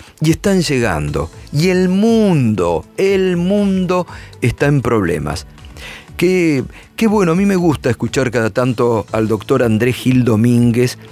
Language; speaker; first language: Spanish; native; Spanish